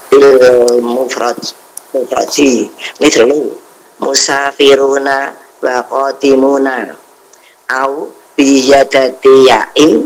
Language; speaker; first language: Arabic; non-native, learner; Indonesian